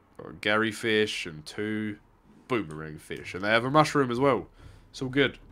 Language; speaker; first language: English; native; English